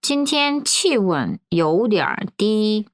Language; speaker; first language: Chinese; non-native, fluent; Korean